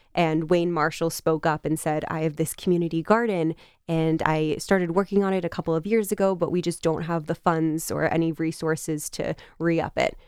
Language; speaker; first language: English; native; English